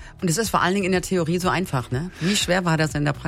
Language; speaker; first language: German; native; German